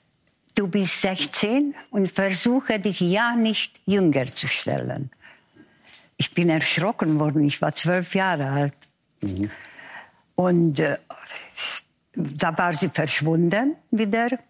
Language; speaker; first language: German; non-native, fluent; Hungarian